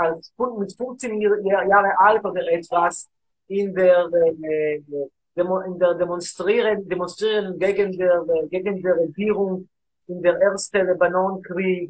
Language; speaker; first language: German; non-native, learner; Hebrew